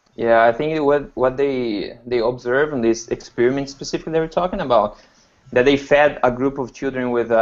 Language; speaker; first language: English; non-native, fluent; Portuguese